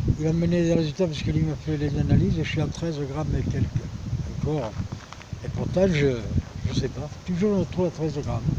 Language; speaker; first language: French; early bilingual, other home language; Spanish